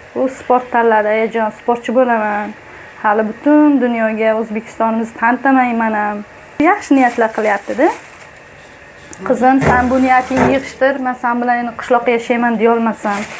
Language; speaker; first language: Uzbek; native; Uzbek